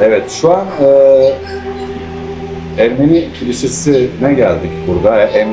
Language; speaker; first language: Turkish; native; Turkish